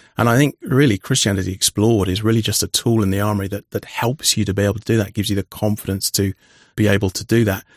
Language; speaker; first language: English; native; English